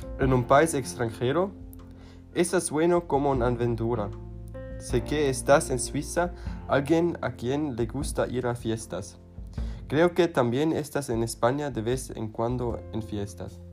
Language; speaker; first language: Spanish; non-native, learner; German